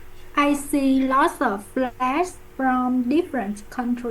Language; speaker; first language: English; non-native, learner; Vietnamese